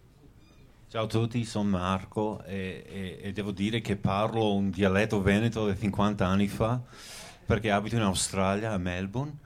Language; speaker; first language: Italian; early bilingual, heritage; Venetian